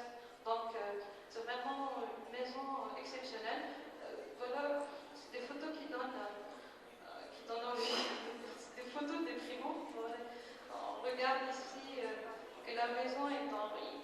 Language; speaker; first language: French; non-native, local second language; Arabic